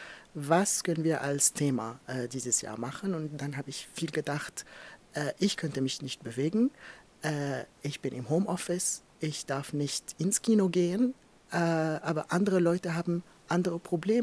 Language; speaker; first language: German; non-native, fluent; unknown